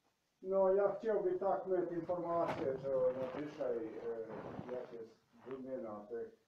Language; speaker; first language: Polish; non-native, learner; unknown